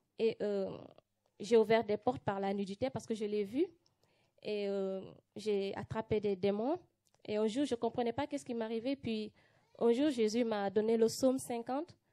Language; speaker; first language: French; non-native, local second language; Wolof